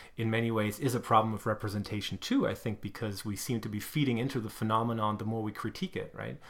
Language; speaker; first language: English; non-native, fluent; German